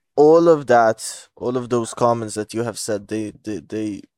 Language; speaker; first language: English; non-native, fluent; Bosnian